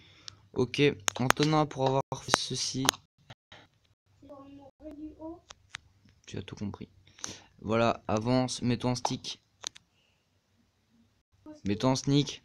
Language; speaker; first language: French; native; French